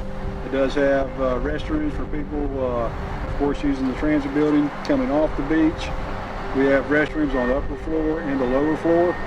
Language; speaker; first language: English; native; English